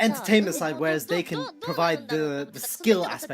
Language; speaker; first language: English; native; English